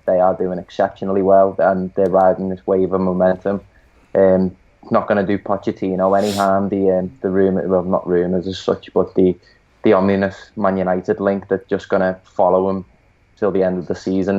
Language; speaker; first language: English; native; English